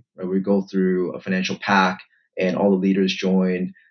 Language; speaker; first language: English; native; English